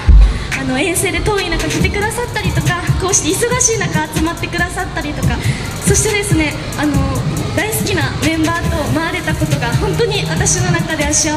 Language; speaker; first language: Japanese; native; Japanese